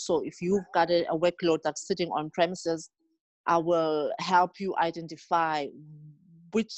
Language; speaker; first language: English; non-native, local second language; Xhosa